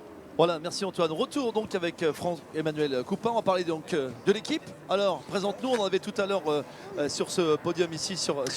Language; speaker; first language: French; native; French